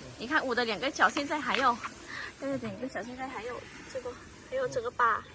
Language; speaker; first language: Chinese; non-native, fluent; Vietnamese